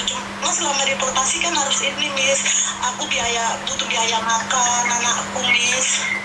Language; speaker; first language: Indonesian; native; Indonesian